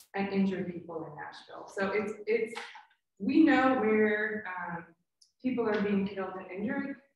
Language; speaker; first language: English; native; English